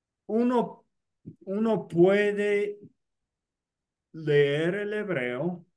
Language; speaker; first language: Spanish; non-native, fluent; English